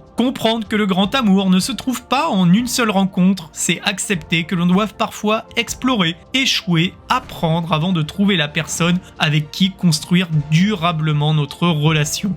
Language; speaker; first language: French; native; French